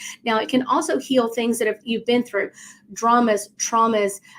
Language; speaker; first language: English; native; English